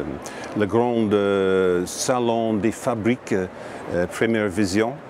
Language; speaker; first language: French; non-native, learner; English